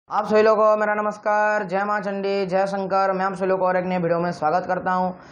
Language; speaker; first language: Hindi; non-native, local second language; Odia